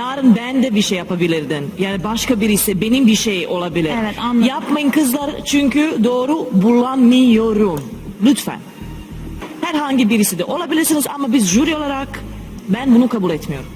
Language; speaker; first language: Turkish; non-native, learner; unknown